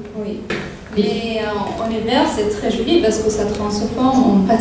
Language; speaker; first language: French; non-native, learner; Arabic